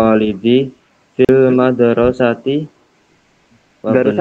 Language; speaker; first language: Arabic; non-native, learner; Indonesian